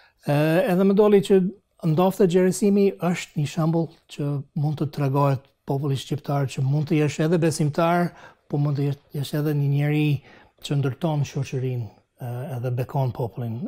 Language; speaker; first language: Albanian; non-native, fluent; English